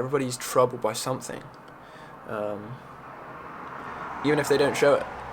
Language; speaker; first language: English; native; English